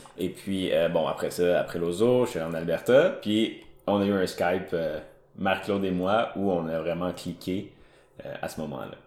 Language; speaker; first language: French; native; French